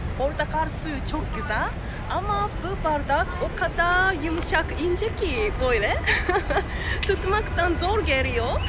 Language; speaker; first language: Turkish; non-native, learner; Japanese